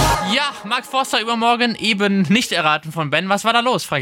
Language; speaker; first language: German; native; German